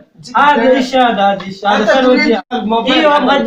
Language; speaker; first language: Arabic; native; Arabic